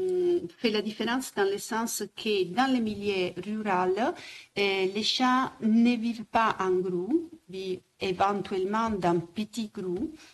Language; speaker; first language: French; non-native, fluent; Italian